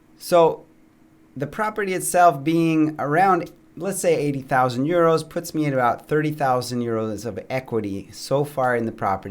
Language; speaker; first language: English; native; English